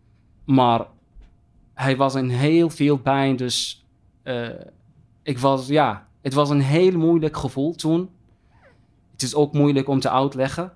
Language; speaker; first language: Dutch; non-native, fluent; Arabic